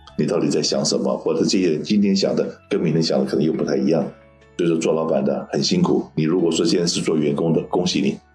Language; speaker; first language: Chinese; native; Chinese